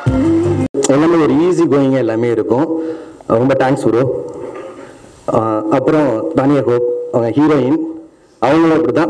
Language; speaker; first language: Tamil; native; Tamil